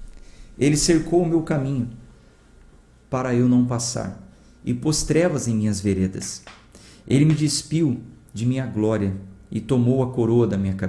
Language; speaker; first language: Portuguese; native; Portuguese